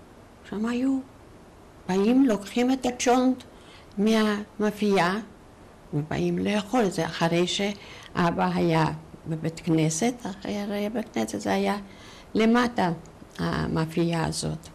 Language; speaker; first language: Hebrew; non-native, fluent; Yiddish